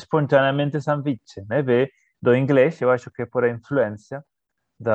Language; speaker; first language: Portuguese; non-native, learner; Spanish